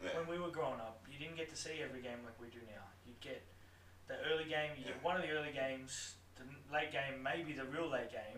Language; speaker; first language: English; native; English